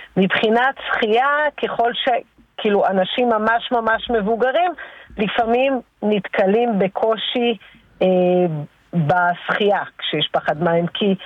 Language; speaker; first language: Hebrew; native; Hebrew